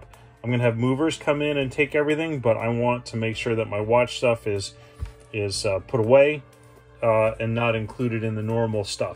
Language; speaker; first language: English; native; English